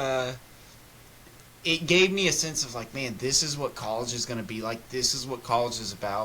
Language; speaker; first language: English; native; English